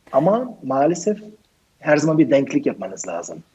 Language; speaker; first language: Turkish; non-native, fluent; German